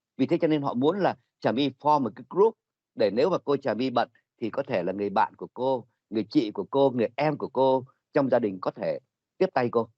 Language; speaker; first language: Vietnamese; native; Vietnamese